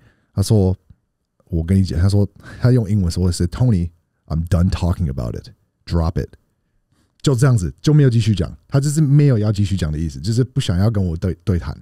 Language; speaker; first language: Chinese; early bilingual, heritage; Chinese